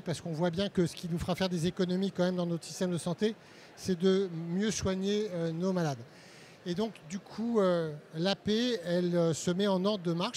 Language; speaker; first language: French; native; French